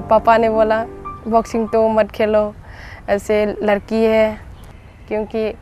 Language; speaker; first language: Hindi; non-native, local second language; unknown